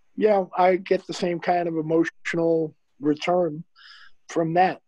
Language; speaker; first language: English; native; English